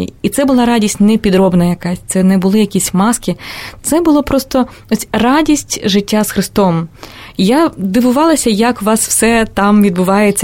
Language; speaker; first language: Ukrainian; native; Ukrainian